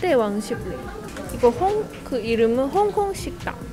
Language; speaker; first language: Korean; non-native, learner; Cantonese